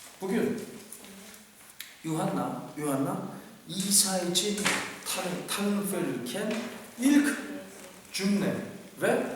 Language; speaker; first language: Turkish; non-native, fluent; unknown